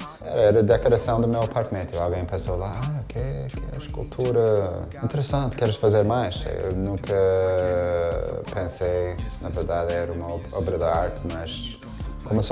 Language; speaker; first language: Portuguese; non-native, fluent; English